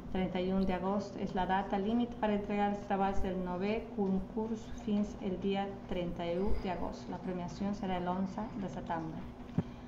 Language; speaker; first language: Catalan; non-native, learner; Spanish